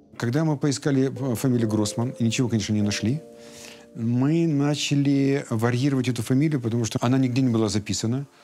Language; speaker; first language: Russian; native; Russian